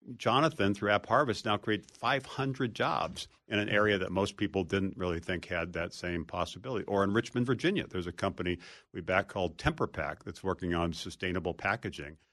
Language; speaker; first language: English; native; English